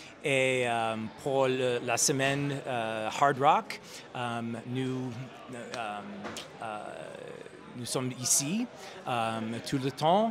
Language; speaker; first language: French; non-native, learner; English